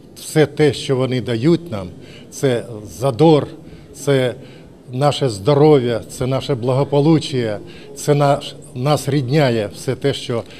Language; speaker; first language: Ukrainian; native; Ukrainian